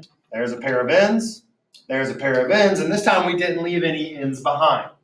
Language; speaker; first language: English; native; English